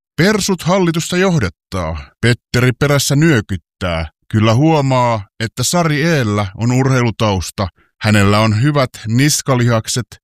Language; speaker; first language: Finnish; native; Finnish